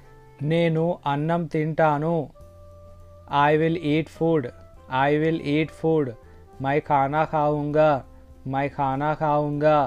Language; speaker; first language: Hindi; non-native, local second language; Telugu